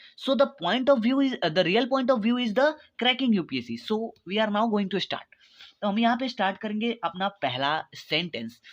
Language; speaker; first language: Hindi; native; Hindi